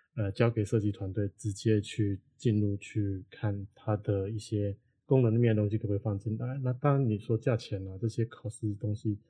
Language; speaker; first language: Chinese; non-native, local second language; Cantonese